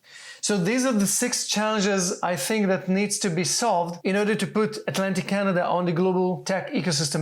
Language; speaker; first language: English; non-native, fluent; Hebrew